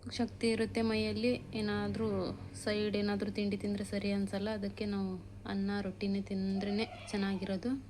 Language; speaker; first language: Kannada; non-native, local second language; Urdu